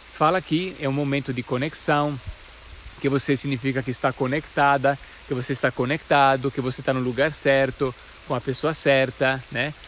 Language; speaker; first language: Portuguese; non-native, fluent; Italian